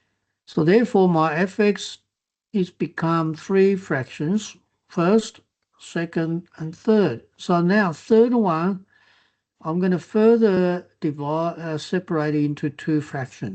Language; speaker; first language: English; non-native, fluent; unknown